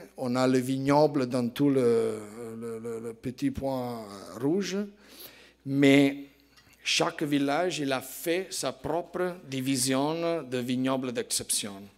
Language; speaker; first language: French; non-native, fluent; Italian